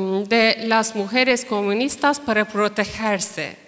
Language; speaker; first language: Spanish; non-native, fluent; Turkish